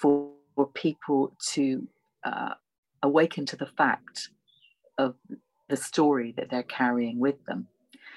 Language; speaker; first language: English; native; English